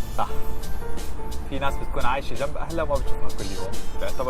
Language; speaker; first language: Arabic; native; Arabic